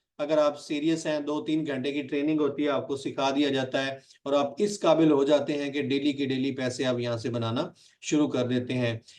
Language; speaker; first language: Urdu; non-native, local second language; Punjabi